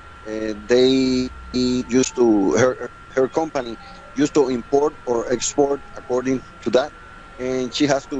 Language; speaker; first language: English; non-native, learner; Spanish